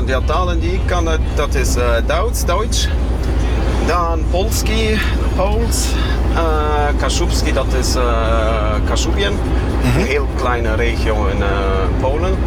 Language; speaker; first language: Dutch; non-native, fluent; Kashubian